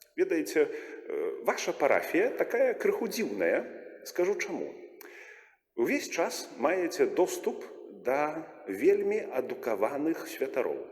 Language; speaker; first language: Belarusian; native; Belarusian